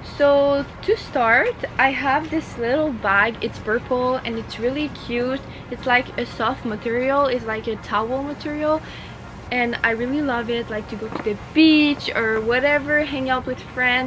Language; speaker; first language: English; non-native, learner; French